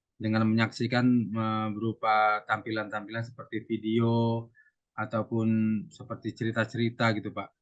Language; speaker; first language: Indonesian; non-native, local second language; Javanese